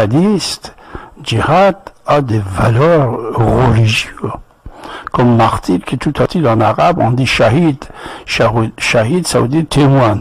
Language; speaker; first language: French; non-native, fluent; Persian